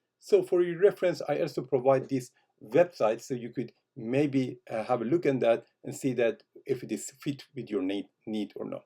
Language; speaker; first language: English; non-native, fluent; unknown